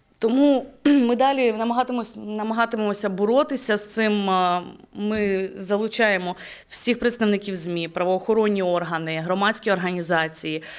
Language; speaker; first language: Ukrainian; native; Ukrainian